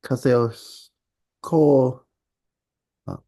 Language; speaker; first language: Japanese; non-native, learner; English